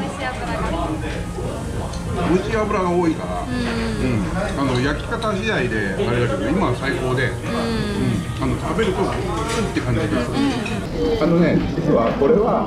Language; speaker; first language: Japanese; native; Japanese